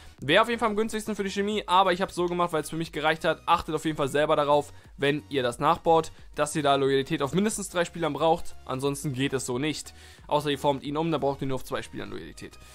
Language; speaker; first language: German; native; German